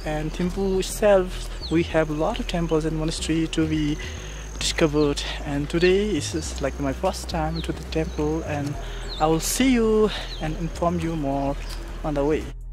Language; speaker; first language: English; non-native, local second language; Nepali